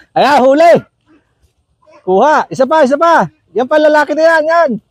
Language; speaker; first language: Filipino; non-native, local second language; Iloko